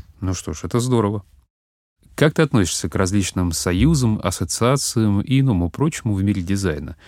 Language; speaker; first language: Russian; native; Russian